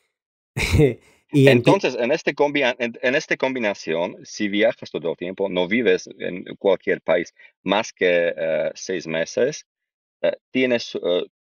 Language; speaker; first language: Spanish; non-native, learner; Slovak